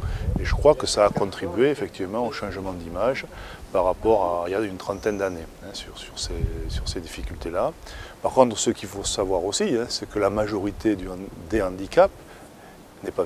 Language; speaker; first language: French; native; French